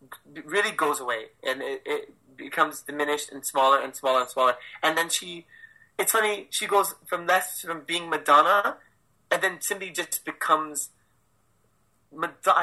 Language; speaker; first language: English; native; English